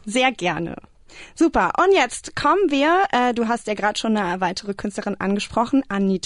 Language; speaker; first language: German; native; German